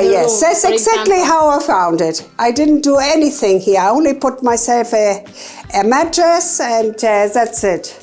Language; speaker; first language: English; non-native, fluent; German